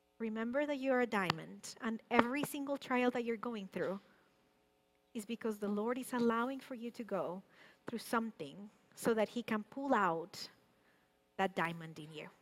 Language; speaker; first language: English; non-native, fluent; Spanish